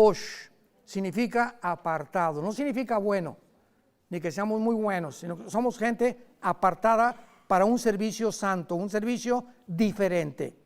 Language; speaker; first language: Spanish; native; Spanish